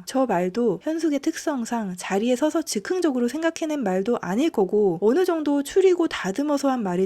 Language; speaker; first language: Korean; native; Korean